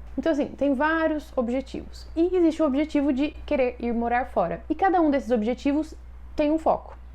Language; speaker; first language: Portuguese; native; Portuguese